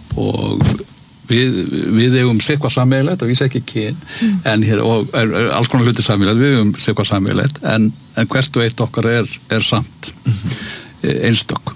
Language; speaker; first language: Icelandic; native; Icelandic